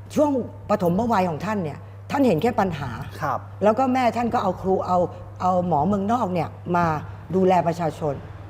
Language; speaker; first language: Thai; native; Thai